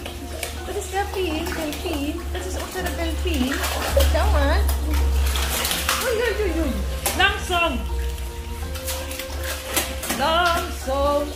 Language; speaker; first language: German; non-native, learner; Filipino